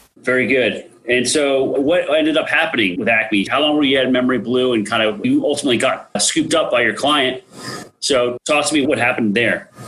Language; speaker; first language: English; native; English